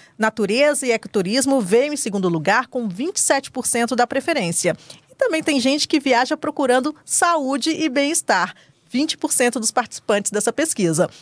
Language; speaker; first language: Portuguese; native; Portuguese